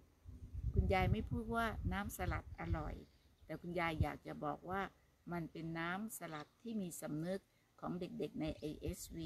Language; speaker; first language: Thai; native; Thai